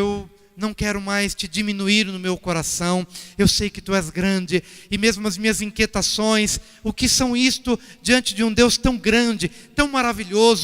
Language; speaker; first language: Portuguese; native; Portuguese